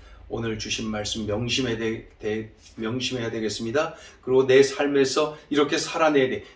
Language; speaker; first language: Korean; native; Korean